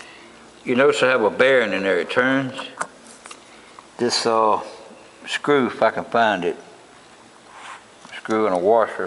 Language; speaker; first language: English; native; English